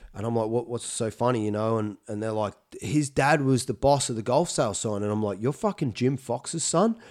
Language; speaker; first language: English; native; English